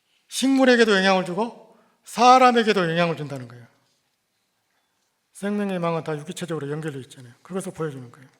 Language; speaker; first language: Korean; native; Korean